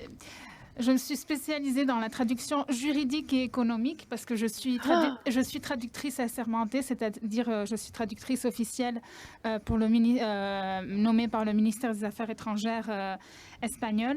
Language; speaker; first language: French; non-native, fluent; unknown